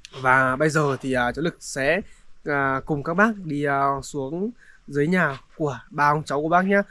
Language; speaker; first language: Vietnamese; native; Vietnamese